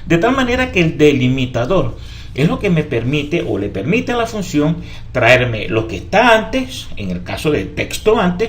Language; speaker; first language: Spanish; native; Spanish